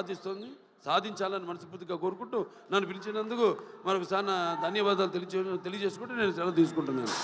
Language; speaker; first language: Telugu; native; Telugu